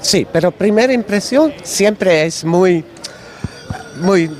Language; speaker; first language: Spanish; non-native, learner; Dutch